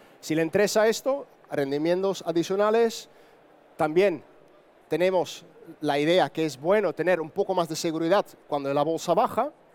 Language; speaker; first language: Spanish; non-native, fluent; Dutch